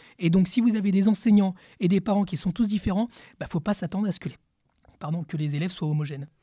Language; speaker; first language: French; early bilingual, other home language; Spanish